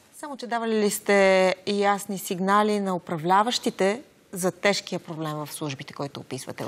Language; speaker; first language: Bulgarian; native; Bulgarian